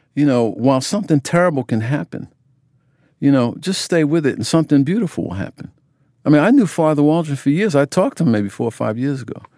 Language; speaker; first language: English; native; English